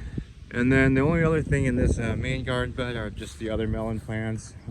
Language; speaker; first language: English; native; English